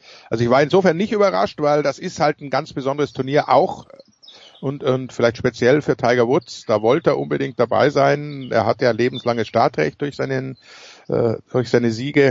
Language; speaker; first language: German; native; German